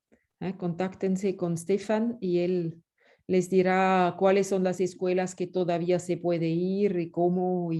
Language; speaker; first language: Spanish; non-native, fluent; French